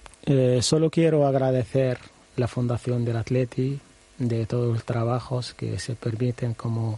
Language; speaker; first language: Spanish; non-native, learner; Arabic